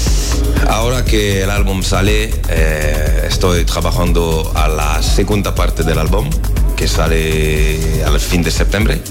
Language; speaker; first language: Spanish; non-native, learner; French